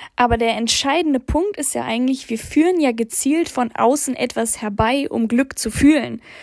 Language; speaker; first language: German; early bilingual, other home language; English